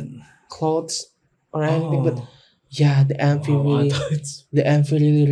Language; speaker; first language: English; non-native, learner; Indonesian